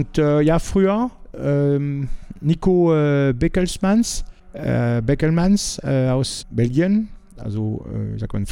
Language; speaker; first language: German; non-native, learner; French